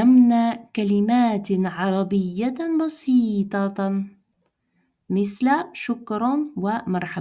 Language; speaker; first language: Arabic; non-native, fluent; Russian